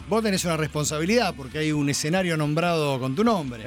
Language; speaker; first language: Spanish; native; Spanish